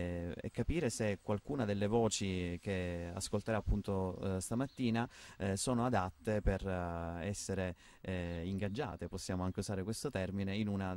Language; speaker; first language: Italian; native; Italian